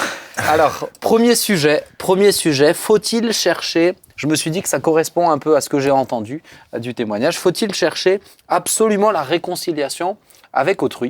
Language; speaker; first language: French; native; French